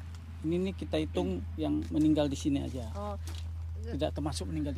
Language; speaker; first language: Indonesian; native; Indonesian